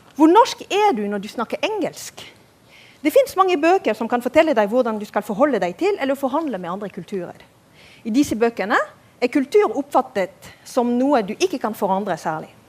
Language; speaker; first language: Norwegian; non-native, fluent; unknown